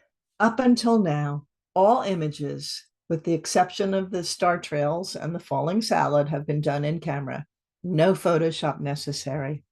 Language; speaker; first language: English; native; English